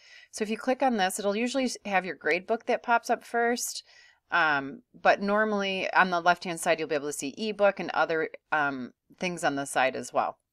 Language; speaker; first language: English; native; English